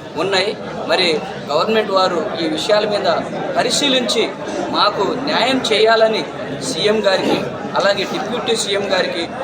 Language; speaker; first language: Telugu; non-native, local second language; Lambadi